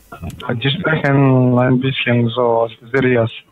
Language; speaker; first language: German; non-native, learner; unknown